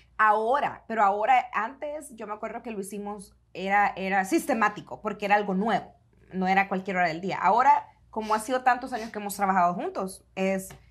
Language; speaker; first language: Spanish; native; Spanish